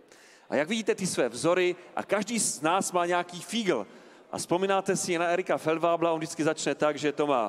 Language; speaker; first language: Czech; native; Czech